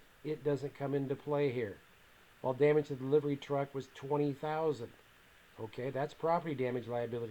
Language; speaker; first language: English; native; English